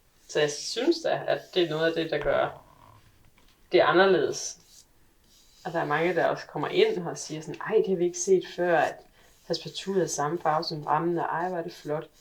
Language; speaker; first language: Danish; native; Danish